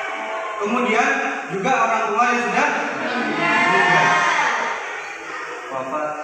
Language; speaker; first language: Indonesian; native; Indonesian